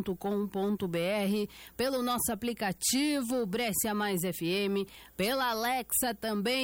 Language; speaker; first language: Portuguese; native; Portuguese